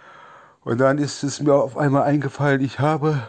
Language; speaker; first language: German; native; German